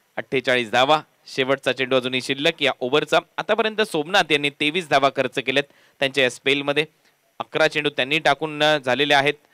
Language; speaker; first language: Marathi; native; Marathi